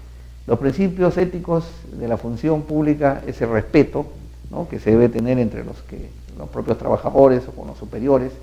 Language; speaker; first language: Spanish; native; Spanish